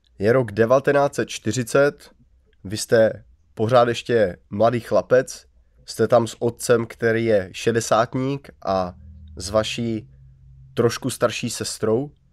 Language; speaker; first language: Czech; native; Czech